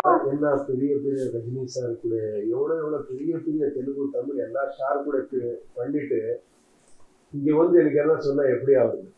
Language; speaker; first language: Tamil; non-native, learner; Kannada